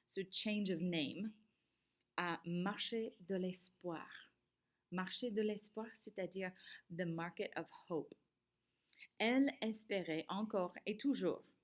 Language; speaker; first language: French; non-native, fluent; English